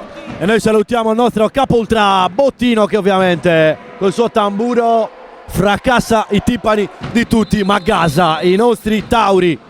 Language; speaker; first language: Italian; native; Italian